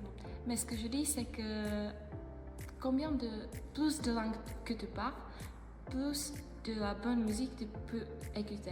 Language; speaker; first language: French; non-native, fluent; Czech